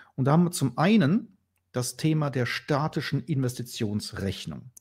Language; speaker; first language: German; native; German